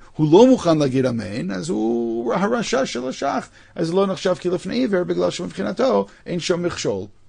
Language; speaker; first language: Hebrew; non-native, fluent; English